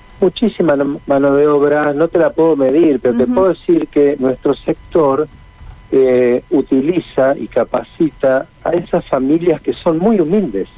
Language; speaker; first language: Spanish; native; Spanish